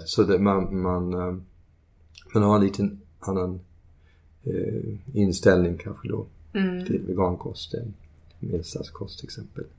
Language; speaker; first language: Swedish; early bilingual, heritage; Swedish